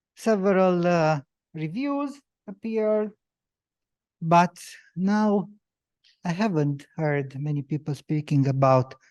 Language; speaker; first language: English; non-native, fluent; Romanian